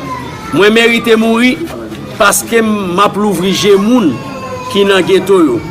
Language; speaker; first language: Haitian Creole; native; Haitian Creole